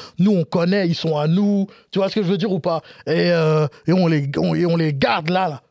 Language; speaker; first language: French; native; French